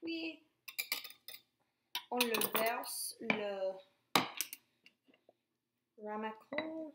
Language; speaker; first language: French; non-native, learner; English